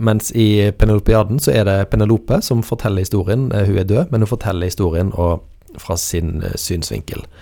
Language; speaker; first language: Norwegian; native; Norwegian